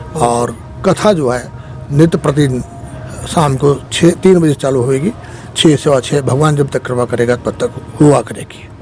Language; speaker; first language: Hindi; native; Hindi